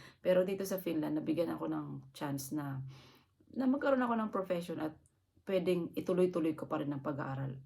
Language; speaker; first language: Filipino; native; Filipino